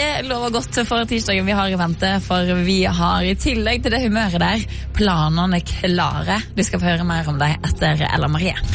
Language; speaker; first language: Norwegian; native; Norwegian